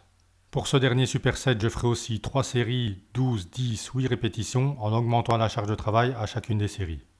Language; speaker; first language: French; native; French